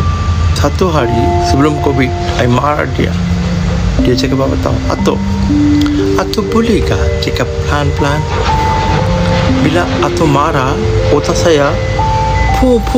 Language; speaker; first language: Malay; non-native, learner; Bangla